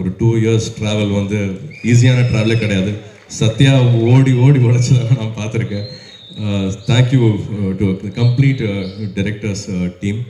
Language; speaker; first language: Tamil; native; Tamil